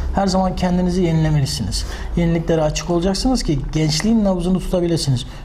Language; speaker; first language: Turkish; native; Turkish